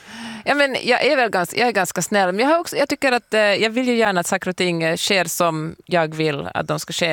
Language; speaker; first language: Swedish; native; Swedish